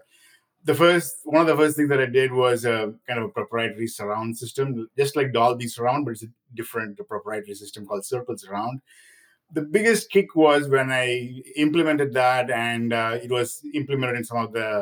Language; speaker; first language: English; non-native, local second language; Tamil